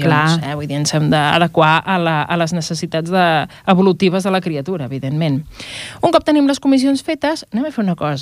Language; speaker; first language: Catalan; native; Catalan